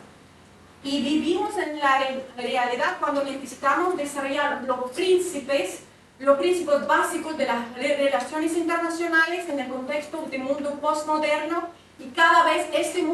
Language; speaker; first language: Spanish; non-native, fluent; Russian